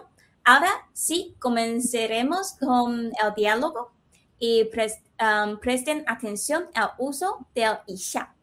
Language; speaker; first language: Spanish; non-native, fluent; Chinese